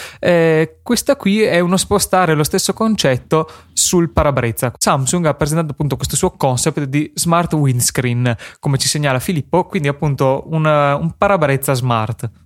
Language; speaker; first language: Italian; native; Italian